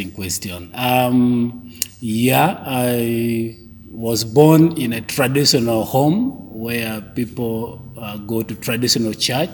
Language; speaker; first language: English; non-native, local second language; Acoli